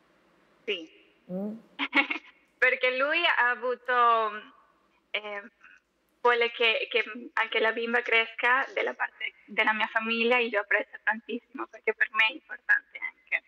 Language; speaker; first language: Italian; non-native, fluent; Spanish